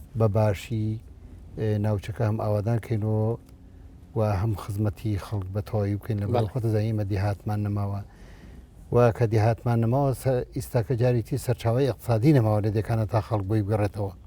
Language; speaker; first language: Central Kurdish; native; Central Kurdish